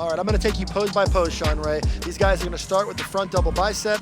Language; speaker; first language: English; native; English